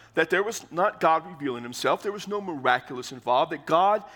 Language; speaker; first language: English; native; English